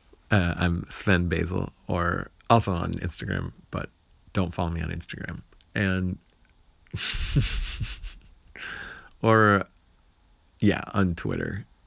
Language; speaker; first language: English; native; English